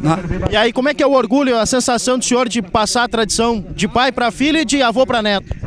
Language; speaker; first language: Portuguese; native; Portuguese